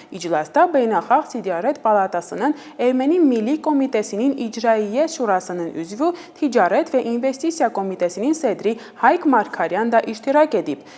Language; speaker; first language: Azerbaijani; non-native, fluent; Armenian